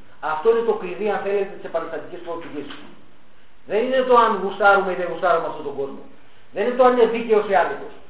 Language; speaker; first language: Greek; early bilingual, heritage; Greek